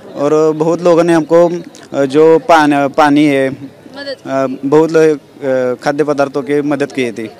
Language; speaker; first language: Hindi; non-native, local second language; Marathi